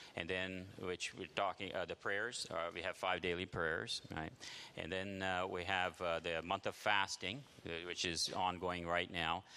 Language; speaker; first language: English; early bilingual, other home language; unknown